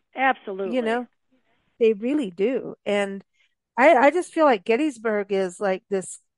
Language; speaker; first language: English; native; English